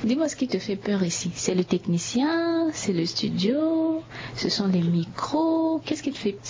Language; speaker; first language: French; native; French